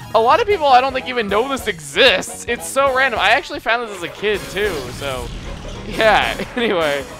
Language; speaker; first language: English; native; English